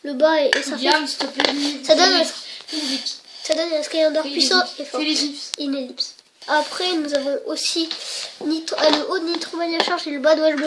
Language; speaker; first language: French; native; French